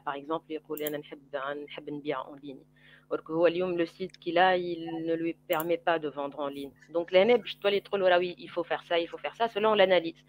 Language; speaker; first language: French; non-native, local second language; Arabic